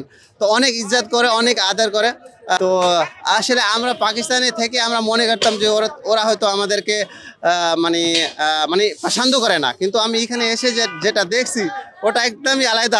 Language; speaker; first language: Bangla; non-native, fluent; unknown